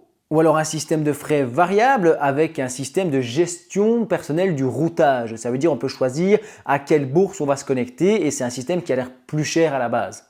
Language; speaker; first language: French; native; French